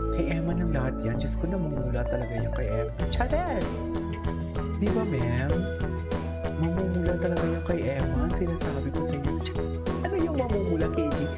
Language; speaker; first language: Filipino; non-native, local second language; Hiligaynon